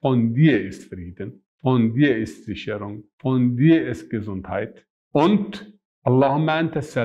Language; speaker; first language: German; non-native, fluent; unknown